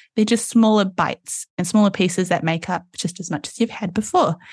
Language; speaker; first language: English; native; English